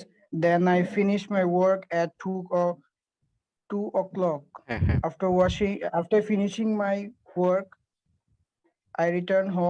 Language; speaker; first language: English; non-native, learner; Bangla